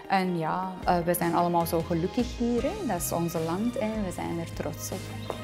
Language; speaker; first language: Dutch; non-native, fluent; Persian